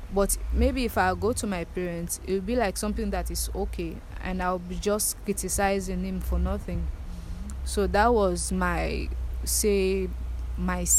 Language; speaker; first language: English; non-native, local second language; Krio